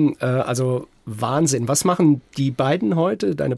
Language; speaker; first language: German; native; German